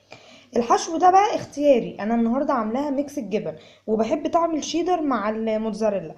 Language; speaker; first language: Arabic; native; Arabic